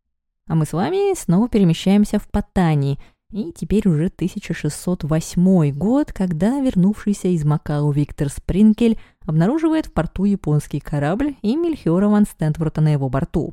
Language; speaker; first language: Russian; native; Russian